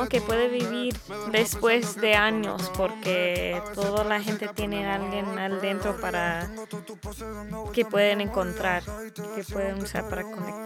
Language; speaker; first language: Spanish; early bilingual, heritage; Spanish